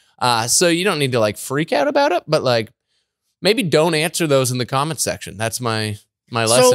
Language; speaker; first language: English; native; English